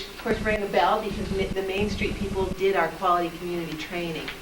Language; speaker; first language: English; native; English